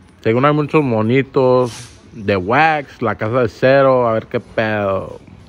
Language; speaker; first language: Spanish; early bilingual, heritage; Spanish